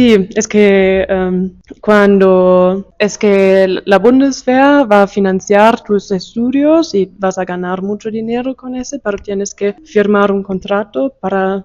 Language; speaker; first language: Spanish; non-native, fluent; German